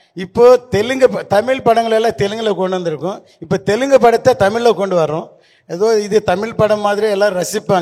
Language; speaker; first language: Tamil; non-native, local second language; Telugu